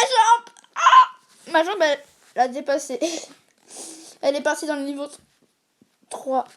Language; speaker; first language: French; native; French